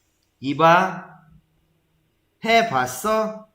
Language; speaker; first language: Korean; non-native, fluent; Filipino